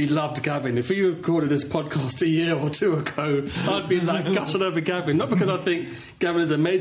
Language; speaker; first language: English; native; English